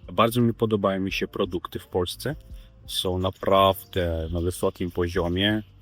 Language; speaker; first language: Polish; non-native, fluent; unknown